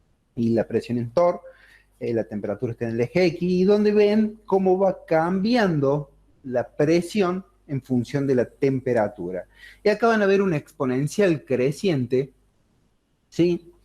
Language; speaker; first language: Spanish; native; Spanish